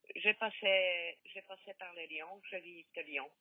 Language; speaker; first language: French; non-native, learner; Polish